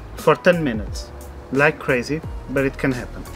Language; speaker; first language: English; non-native, fluent; Portuguese